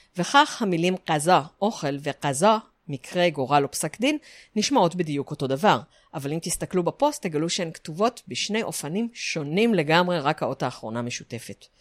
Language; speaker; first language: Hebrew; native; Hebrew